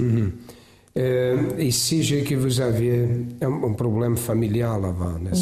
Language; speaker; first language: French; non-native, fluent; Portuguese